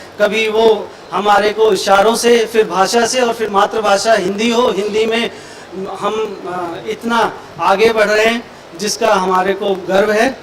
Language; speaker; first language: Hindi; native; Hindi